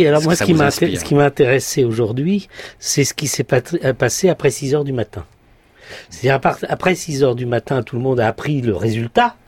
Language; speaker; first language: French; native; French